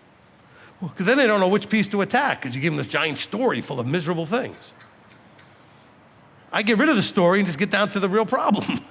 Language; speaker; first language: English; native; English